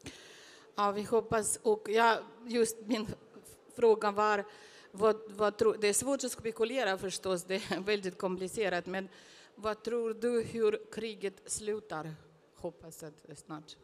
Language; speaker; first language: Swedish; non-native, fluent; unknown